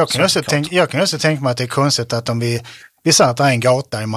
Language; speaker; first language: Swedish; native; Swedish